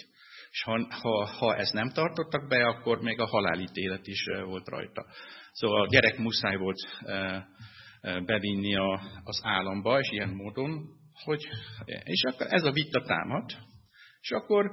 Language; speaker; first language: Hungarian; non-native, fluent; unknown